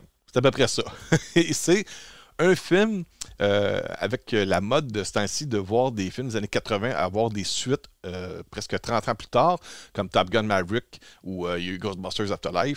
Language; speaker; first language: French; native; French